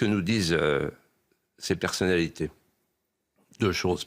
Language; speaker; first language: French; native; French